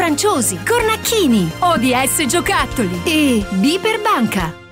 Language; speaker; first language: Italian; native; Italian